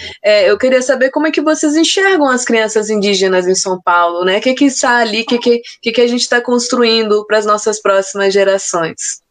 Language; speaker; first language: Portuguese; native; Portuguese